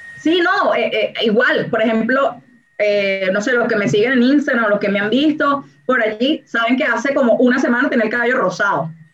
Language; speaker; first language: Spanish; native; Spanish